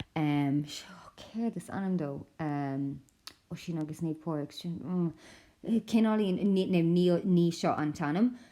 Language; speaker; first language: Irish; non-native, local second language; English